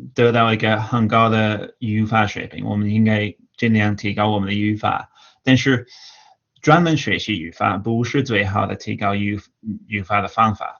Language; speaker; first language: Chinese; non-native, fluent; English